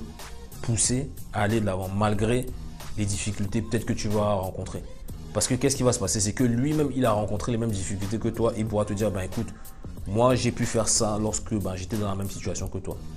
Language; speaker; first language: French; native; French